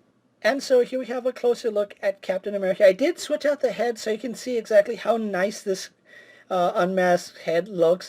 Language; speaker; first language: English; native; English